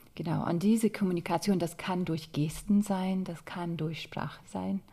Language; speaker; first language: German; non-native, fluent; English